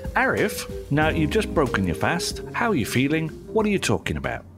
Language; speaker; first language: English; native; English